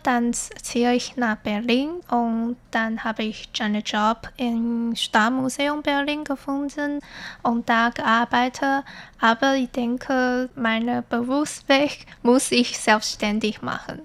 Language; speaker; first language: German; non-native, fluent; Chinese